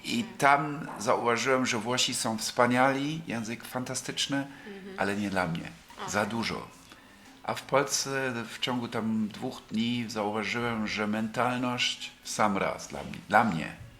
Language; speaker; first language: Polish; non-native, fluent; German